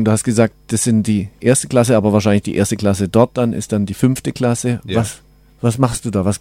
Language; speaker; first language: German; native; German